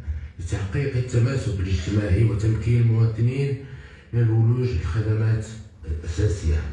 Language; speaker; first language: Arabic; native; Arabic